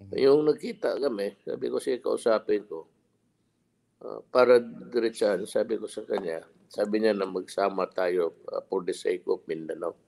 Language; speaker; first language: Filipino; non-native, local second language; Cebuano